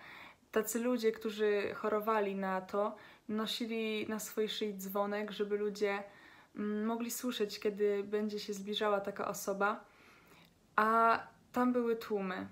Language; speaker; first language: Polish; native; Polish